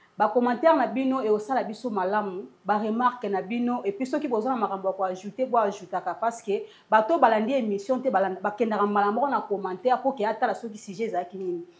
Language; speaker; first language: Lingala; native; Lingala